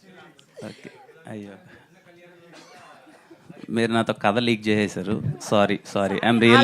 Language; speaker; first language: Telugu; native; Telugu